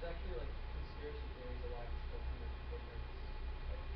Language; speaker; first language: English; native; English